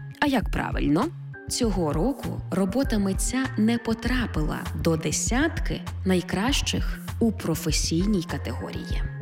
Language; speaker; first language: Ukrainian; native; Ukrainian